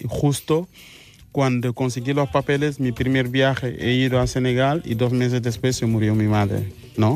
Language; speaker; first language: Spanish; non-native, fluent; Mandingo